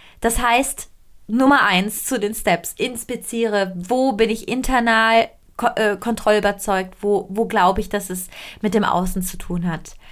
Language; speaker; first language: German; non-native, fluent; Italian